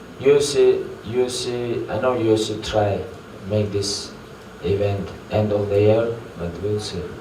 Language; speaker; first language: English; non-native, learner; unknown